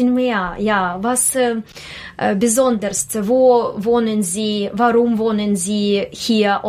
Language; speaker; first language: German; non-native, learner; Russian